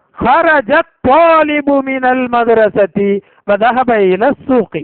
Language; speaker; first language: Arabic; non-native, fluent; Tamil